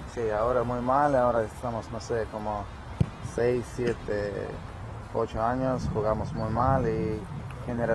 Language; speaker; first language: Spanish; non-native, learner; Latvian